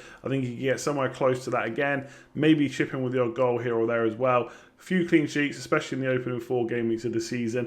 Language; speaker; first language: English; native; English